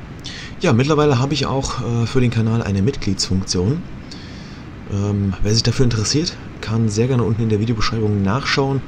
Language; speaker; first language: German; native; German